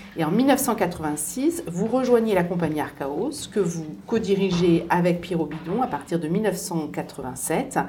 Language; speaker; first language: French; native; French